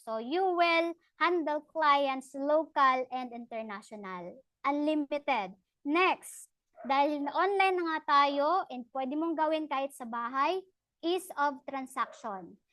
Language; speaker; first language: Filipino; non-native, local second language; Cebuano